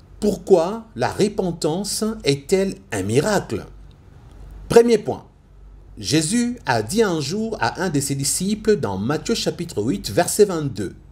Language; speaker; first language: French; non-native, local second language; Lingala